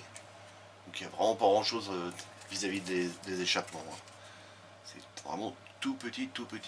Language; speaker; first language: French; native; French